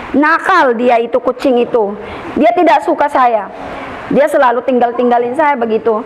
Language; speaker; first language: Indonesian; non-native, learner; Filipino